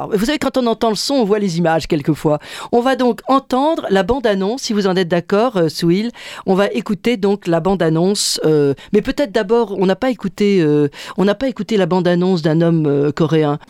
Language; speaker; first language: French; native; French